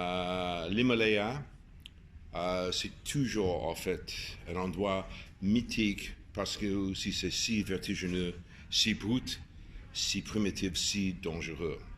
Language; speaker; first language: French; non-native, fluent; English